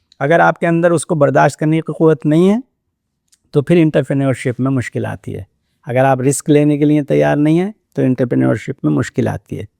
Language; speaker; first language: Hindi; native; Hindi